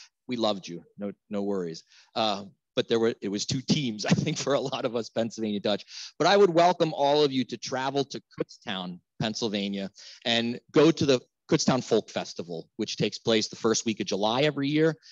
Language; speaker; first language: English; native; English